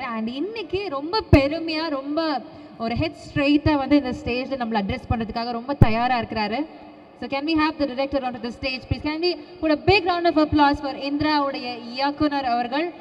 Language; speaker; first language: Tamil; native; Tamil